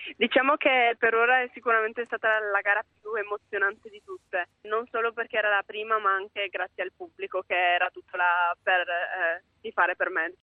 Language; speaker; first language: Italian; native; Italian